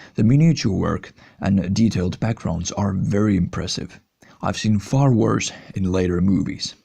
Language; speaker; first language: English; non-native, fluent; Finnish